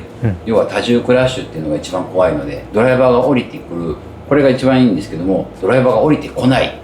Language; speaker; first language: Japanese; native; Japanese